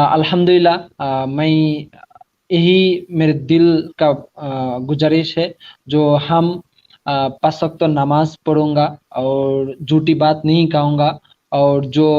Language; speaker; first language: Hindi; non-native, learner; Bangla